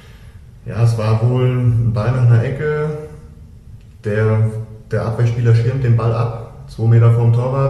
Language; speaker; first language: German; native; German